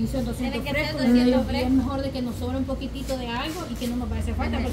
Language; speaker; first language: Spanish; native; Spanish